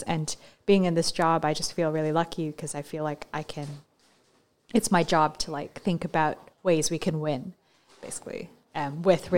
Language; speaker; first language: English; non-native, local second language; Cantonese